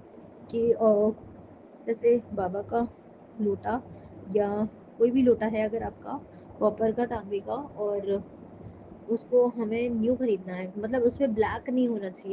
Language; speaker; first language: Hindi; native; Hindi